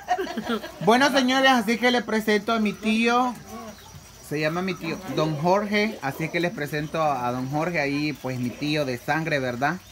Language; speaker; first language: Spanish; native; Spanish